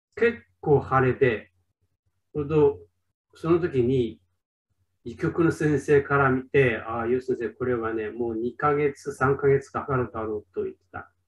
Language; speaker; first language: Japanese; non-native, fluent; Chinese